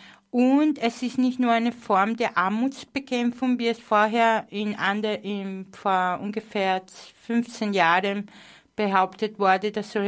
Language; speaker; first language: German; non-native, fluent; Spanish